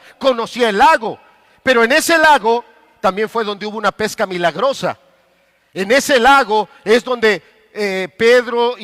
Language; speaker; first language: Spanish; native; Spanish